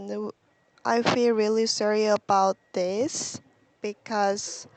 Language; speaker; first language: English; non-native, learner; Korean